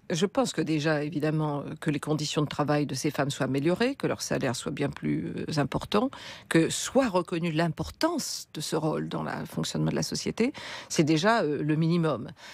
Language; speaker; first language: French; native; French